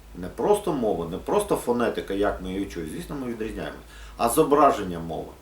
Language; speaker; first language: Ukrainian; non-native, local second language; Russian